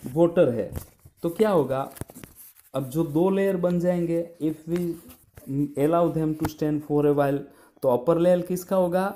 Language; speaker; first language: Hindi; non-native, local second language; Gujarati